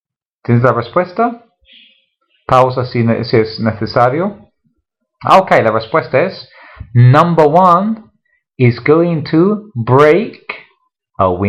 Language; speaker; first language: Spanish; non-native, fluent; English